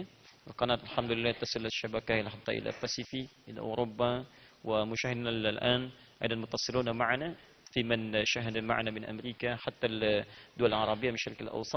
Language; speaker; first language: Arabic; non-native, fluent; Indonesian